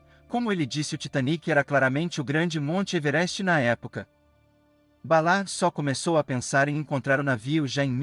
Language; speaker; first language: Portuguese; native; Portuguese